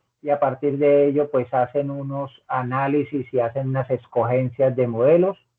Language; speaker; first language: Spanish; native; Spanish